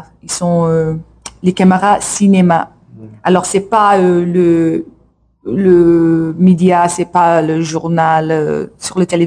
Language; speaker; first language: French; non-native, learner; English